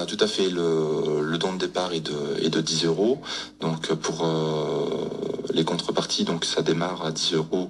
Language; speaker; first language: French; native; French